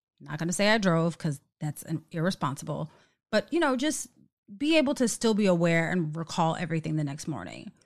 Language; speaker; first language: English; native; English